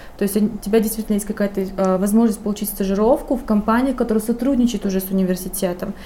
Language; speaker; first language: Russian; native; Russian